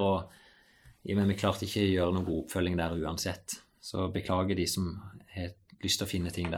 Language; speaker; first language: Norwegian; native; Norwegian